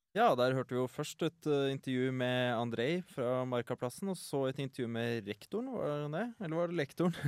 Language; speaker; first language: Norwegian; native; Norwegian